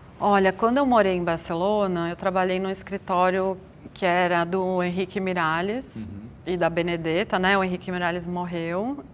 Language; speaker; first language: Portuguese; native; Portuguese